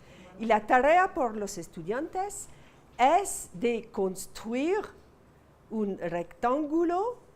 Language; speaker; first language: Spanish; non-native, fluent; French